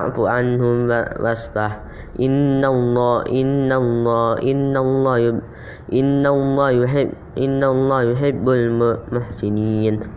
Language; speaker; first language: Arabic; non-native, learner; Indonesian